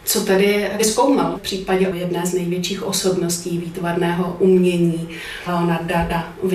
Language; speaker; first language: Czech; native; Czech